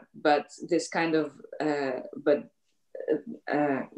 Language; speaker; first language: English; native; English